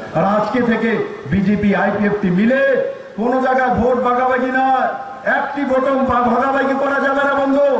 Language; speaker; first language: Bangla; native; Bangla